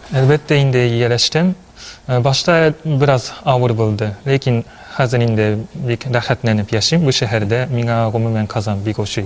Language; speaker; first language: Tatar; non-native, fluent; Japanese